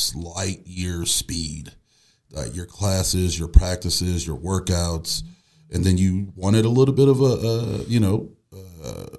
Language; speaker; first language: English; native; English